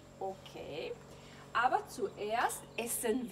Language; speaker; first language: German; non-native, fluent; Croatian